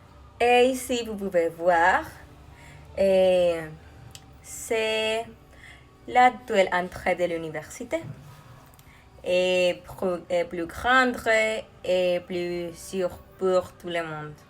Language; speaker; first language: French; non-native, learner; Spanish